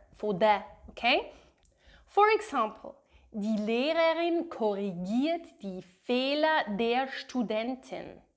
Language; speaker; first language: German; native; German